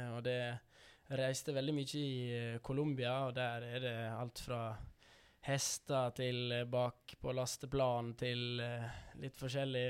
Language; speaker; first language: Norwegian; early bilingual, other home language; Dutch